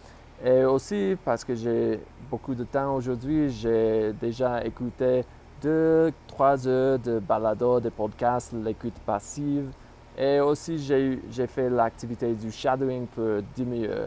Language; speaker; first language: French; non-native, fluent; English